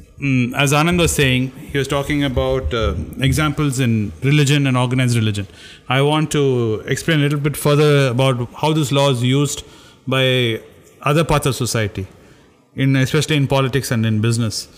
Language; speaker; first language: English; non-native, local second language; Tamil